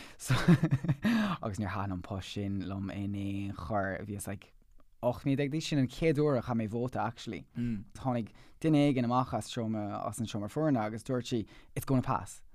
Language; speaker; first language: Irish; non-native, local second language; English